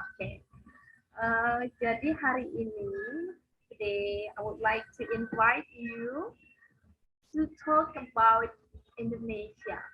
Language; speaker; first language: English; non-native, fluent; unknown